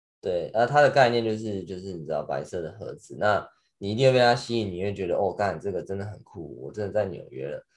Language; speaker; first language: Chinese; native; Chinese